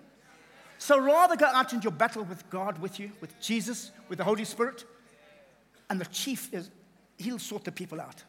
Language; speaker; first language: English; native; English